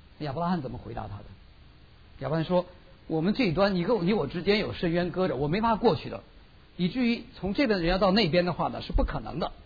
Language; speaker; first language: Chinese; native; Chinese